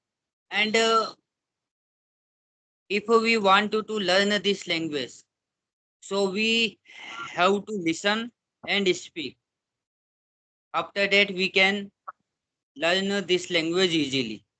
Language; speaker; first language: English; non-native, learner; Hindi